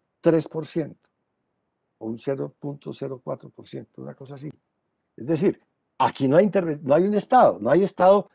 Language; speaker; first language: Spanish; native; Spanish